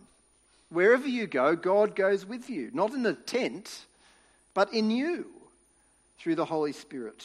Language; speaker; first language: English; native; English